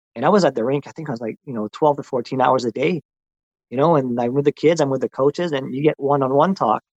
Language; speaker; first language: English; non-native, local second language; French